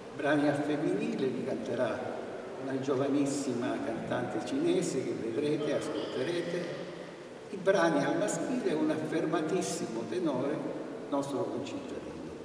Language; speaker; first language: Italian; native; Italian